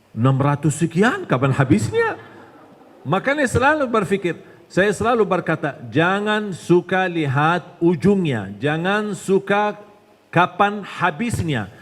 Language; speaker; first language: Indonesian; non-native, fluent; Arabic